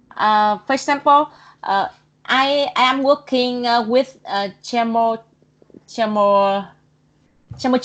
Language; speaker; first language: English; non-native, learner; Vietnamese